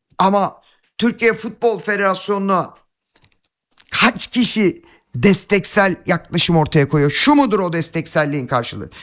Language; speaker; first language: Turkish; native; Turkish